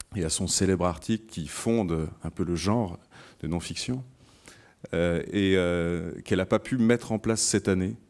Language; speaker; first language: French; native; French